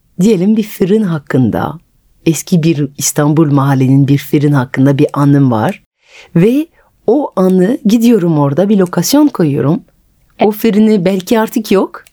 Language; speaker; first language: Turkish; non-native, fluent; French